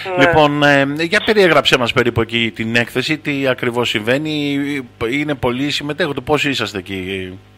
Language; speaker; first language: Greek; native; Greek